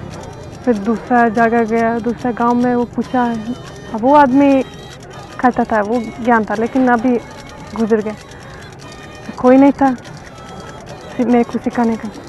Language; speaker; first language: Hindi; non-native, learner; Swedish